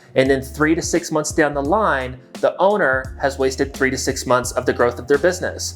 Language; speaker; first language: English; native; English